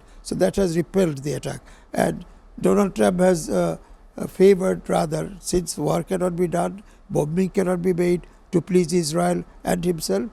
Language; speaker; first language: English; non-native, local second language; Bangla